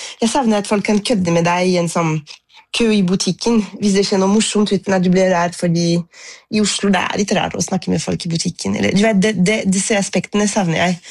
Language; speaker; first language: Norwegian; non-native, fluent; French